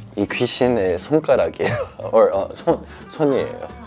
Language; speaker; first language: Korean; early bilingual, heritage; Korean